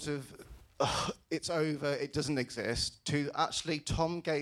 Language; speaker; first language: English; native; English